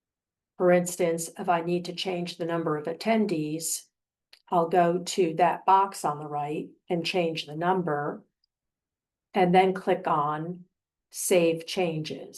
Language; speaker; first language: English; native; English